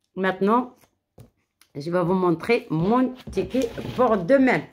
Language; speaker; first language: French; non-native, local second language; Arabic